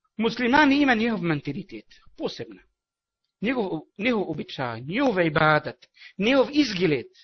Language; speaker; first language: Bosnian; non-native, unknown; Arabic